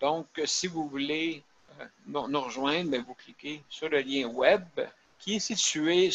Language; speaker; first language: French; native; French